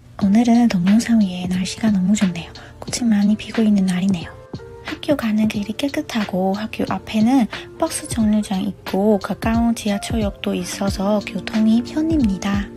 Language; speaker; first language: Korean; non-native, learner; Burmese